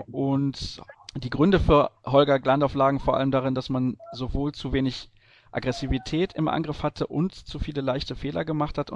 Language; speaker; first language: German; native; German